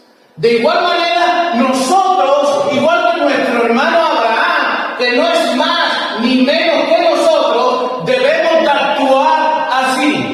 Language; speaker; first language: Spanish; native; Spanish